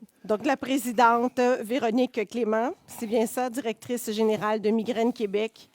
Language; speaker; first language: French; native; French